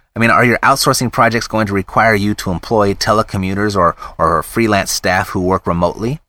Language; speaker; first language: English; native; English